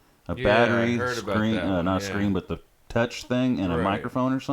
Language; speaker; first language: English; native; English